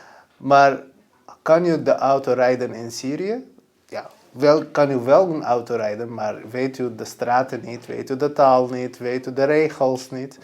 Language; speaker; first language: Dutch; non-native, fluent; Arabic